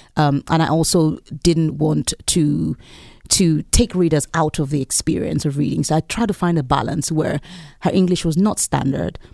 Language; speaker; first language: English; non-native, local second language; Yoruba